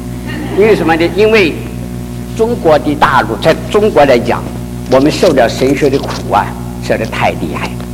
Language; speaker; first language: Chinese; native; Chinese